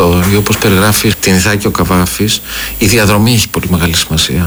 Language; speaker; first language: Greek; native; Greek